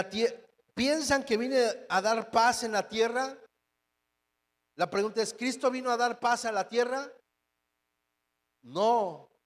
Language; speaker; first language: Spanish; native; Spanish